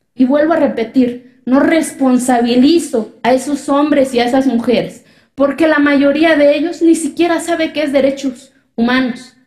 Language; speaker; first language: Spanish; non-native, local second language; Zapotec